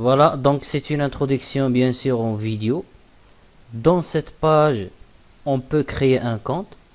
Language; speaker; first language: French; non-native, local second language; Arabic